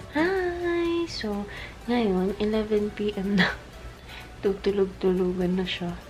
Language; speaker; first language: Filipino; non-native, local second language; Bikol